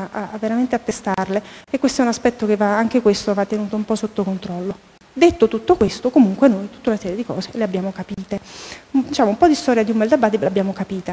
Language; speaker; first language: Italian; native; Italian